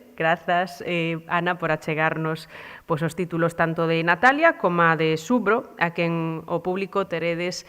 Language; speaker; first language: Galician; native; Galician